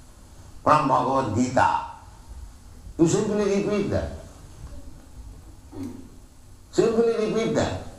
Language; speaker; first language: English; non-native, local second language; Bangla